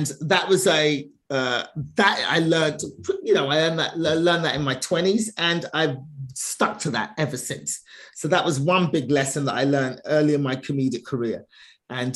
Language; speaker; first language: English; native; English